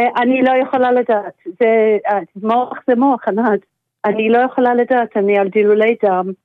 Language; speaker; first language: Hebrew; non-native, fluent; English